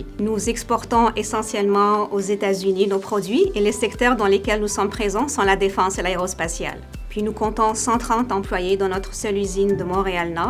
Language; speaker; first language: French; native; French